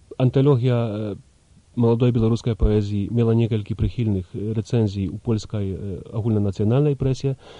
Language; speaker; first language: Belarusian; early bilingual, heritage; Belarusian